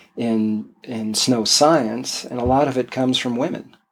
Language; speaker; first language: English; native; English